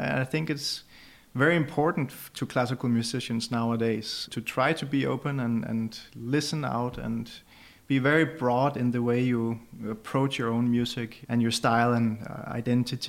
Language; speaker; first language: English; non-native, fluent; Danish